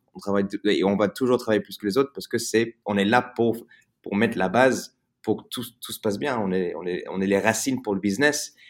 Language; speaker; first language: French; early bilingual, heritage; French